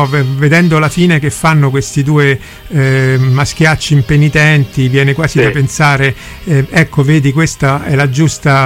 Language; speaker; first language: Italian; native; Italian